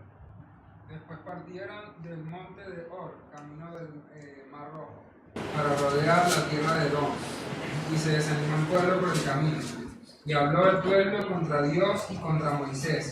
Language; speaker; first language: Spanish; native; Spanish